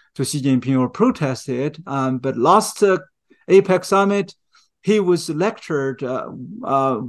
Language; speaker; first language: English; non-native, fluent; Chinese